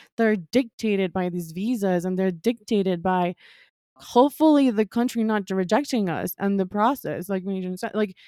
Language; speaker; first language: English; non-native, fluent; Spanish